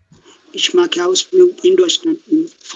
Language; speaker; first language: German; non-native, learner; Bangla